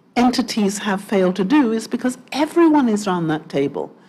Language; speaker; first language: English; native; English